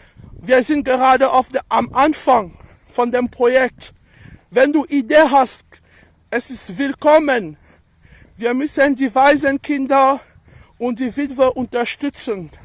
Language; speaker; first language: German; non-native, learner; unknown